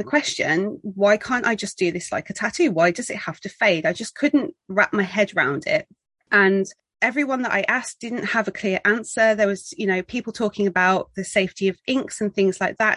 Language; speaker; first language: English; native; English